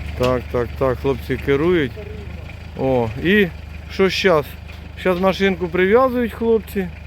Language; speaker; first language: Ukrainian; native; Ukrainian